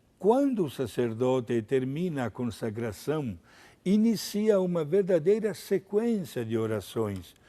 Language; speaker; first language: Portuguese; non-native, fluent; Italian